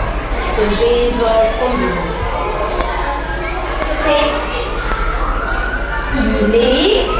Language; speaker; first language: French; non-native, fluent; Arabic